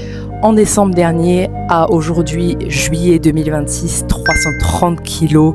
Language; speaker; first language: French; native; French